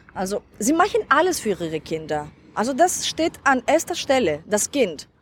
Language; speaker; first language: German; non-native, fluent; Greek